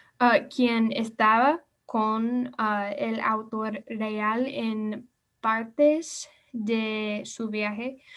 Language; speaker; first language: Spanish; non-native, learner; English